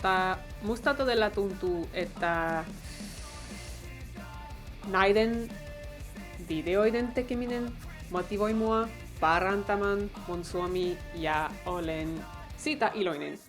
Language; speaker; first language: Finnish; non-native, fluent; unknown